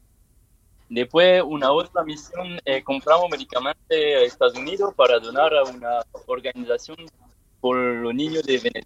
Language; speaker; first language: Spanish; non-native, learner; French